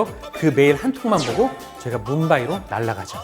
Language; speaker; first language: Korean; native; Korean